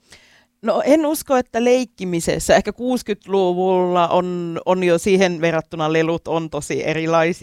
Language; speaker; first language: Finnish; native; Finnish